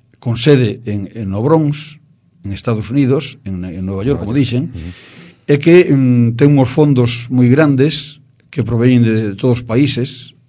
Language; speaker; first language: Galician; native; Galician